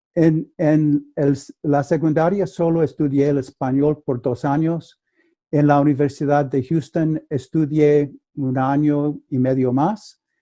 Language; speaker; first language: Spanish; non-native, fluent; English